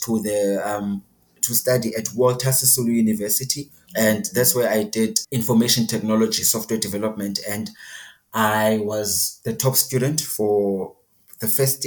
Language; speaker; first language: English; non-native, local second language; Xhosa